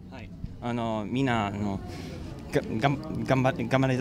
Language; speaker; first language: Japanese; non-native, learner; English